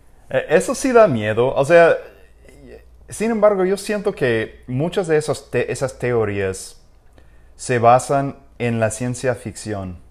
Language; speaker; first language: Spanish; non-native, fluent; English